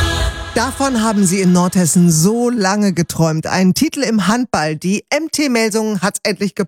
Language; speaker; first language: German; native; German